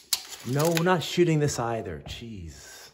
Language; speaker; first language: English; native; English